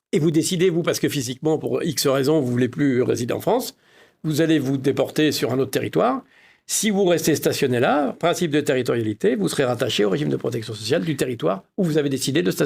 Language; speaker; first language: French; native; French